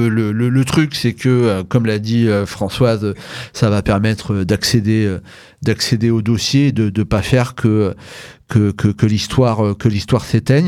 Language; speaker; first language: French; native; French